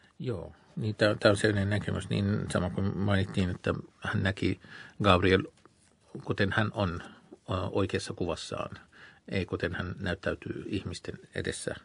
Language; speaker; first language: Finnish; non-native, fluent; Arabic